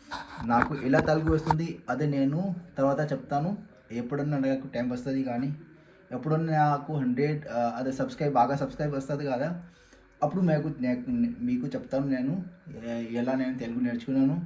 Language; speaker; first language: Telugu; non-native, learner; Marwari